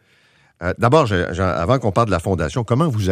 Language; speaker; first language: French; native; French